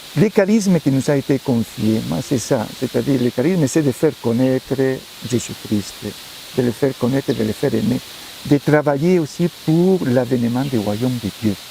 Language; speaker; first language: French; non-native, fluent; Spanish